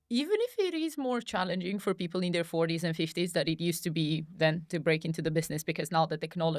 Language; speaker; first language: English; non-native, fluent; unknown